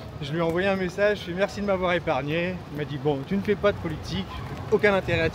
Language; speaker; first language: French; native; French